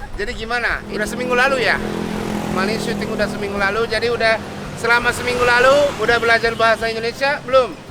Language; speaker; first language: Indonesian; non-native, fluent; Japanese